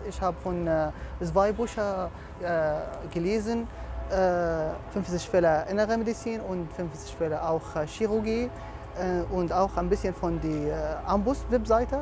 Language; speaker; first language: German; non-native, fluent; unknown